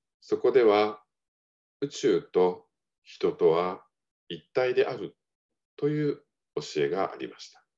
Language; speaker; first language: Japanese; native; Japanese